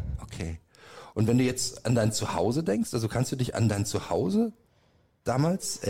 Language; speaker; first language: German; native; German